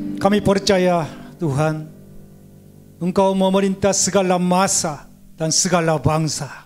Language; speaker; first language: Indonesian; non-native, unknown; Korean